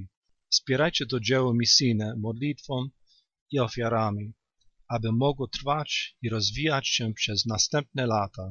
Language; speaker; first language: Polish; native; Polish